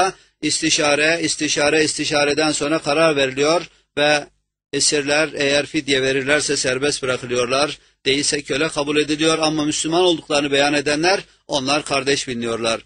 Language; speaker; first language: Turkish; native; Turkish